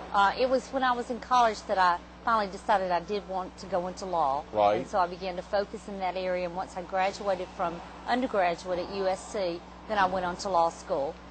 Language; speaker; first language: English; native; English